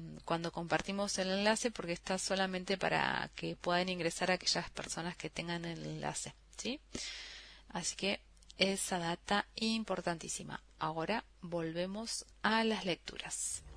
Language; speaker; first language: Spanish; native; Spanish